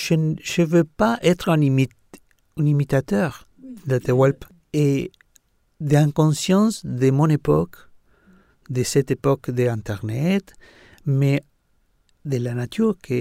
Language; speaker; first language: French; non-native, fluent; Spanish